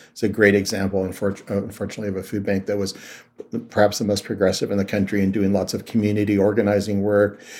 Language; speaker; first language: English; native; English